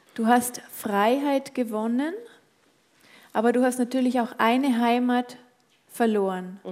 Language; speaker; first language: German; native; German